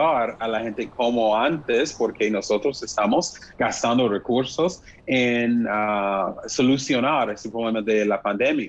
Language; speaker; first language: Spanish; non-native, fluent; English